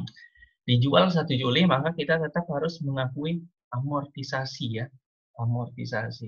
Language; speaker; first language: Indonesian; native; Indonesian